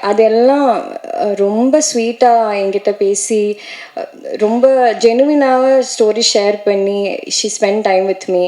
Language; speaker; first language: Tamil; non-native, learner; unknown